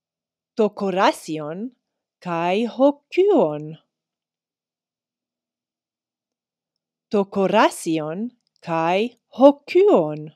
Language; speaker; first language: Greek; non-native, fluent; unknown